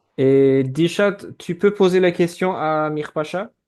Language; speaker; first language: French; non-native, fluent; Azerbaijani